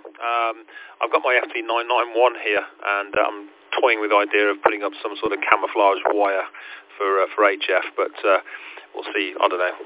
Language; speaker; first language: English; native; English